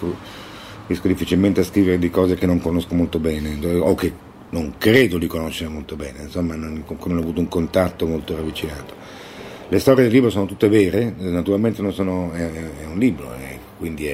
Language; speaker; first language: Italian; native; Italian